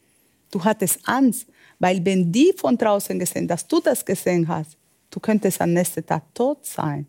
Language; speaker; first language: German; non-native, learner; Spanish